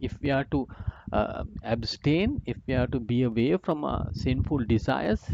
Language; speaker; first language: English; non-native, local second language; Sinhala